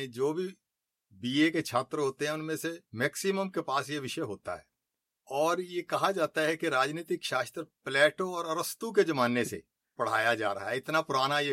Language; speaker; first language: Hindi; native; Hindi